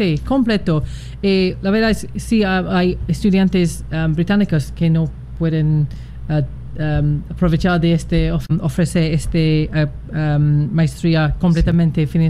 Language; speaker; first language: Spanish; non-native, learner; English